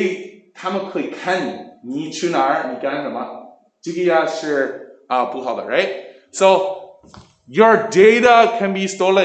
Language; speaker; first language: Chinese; non-native, learner; English